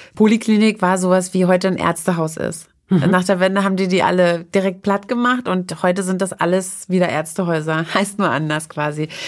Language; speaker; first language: German; native; German